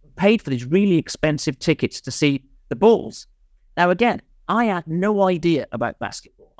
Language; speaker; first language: English; native; English